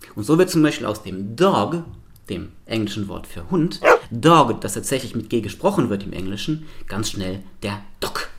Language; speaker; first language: German; non-native, local second language; Luxembourgish